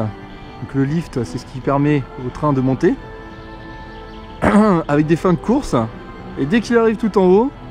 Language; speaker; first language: French; native; French